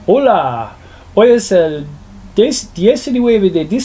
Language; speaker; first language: Spanish; non-native, learner; English